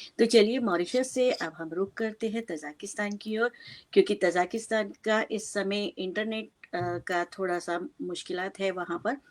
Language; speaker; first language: Hindi; native; Hindi